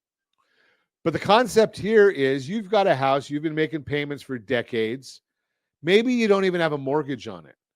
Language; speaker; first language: English; native; English